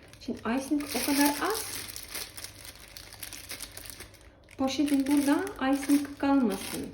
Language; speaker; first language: Turkish; non-native, learner; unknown